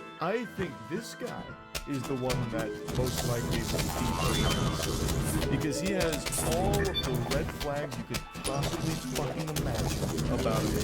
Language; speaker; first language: English; native; English